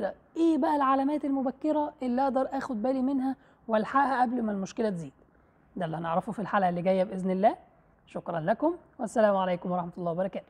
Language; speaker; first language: Arabic; native; Arabic